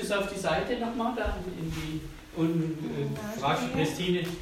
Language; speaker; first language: German; native; German